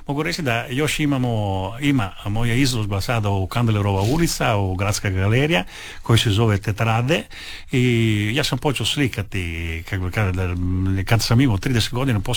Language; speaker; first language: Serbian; early bilingual, heritage; Italian